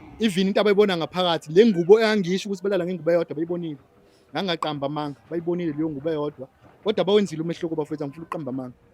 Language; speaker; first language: Zulu; native; Zulu